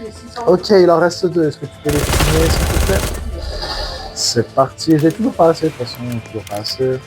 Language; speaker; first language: French; native; French